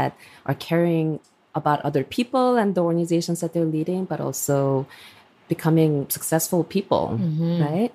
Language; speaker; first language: English; non-native, fluent; Korean